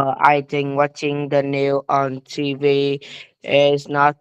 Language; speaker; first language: English; non-native, learner; Vietnamese